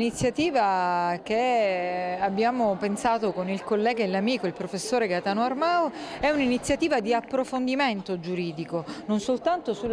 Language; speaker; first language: Italian; native; Italian